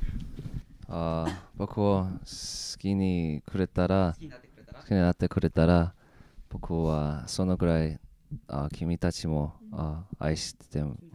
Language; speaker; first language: Japanese; non-native, learner; Korean